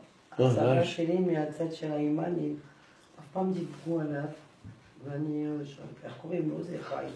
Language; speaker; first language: Hebrew; non-native, fluent; French